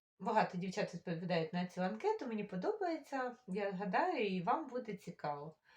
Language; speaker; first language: Ukrainian; non-native, local second language; Russian